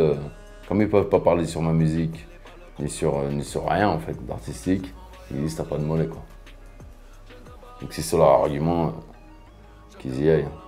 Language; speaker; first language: French; native; French